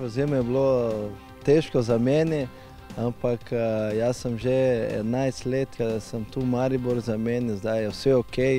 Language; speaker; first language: Slovenian; non-native, learner; Portuguese